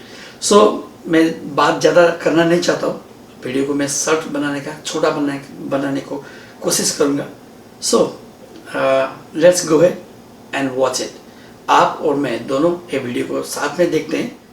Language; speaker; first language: Hindi; non-native, learner; Nepali